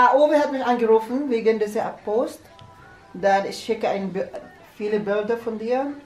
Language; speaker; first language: German; non-native, learner; Filipino